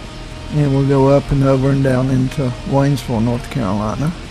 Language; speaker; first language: English; native; English